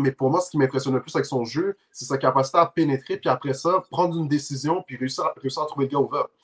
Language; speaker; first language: French; native; French